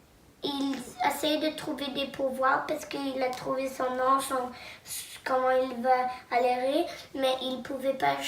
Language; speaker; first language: French; non-native, local second language; English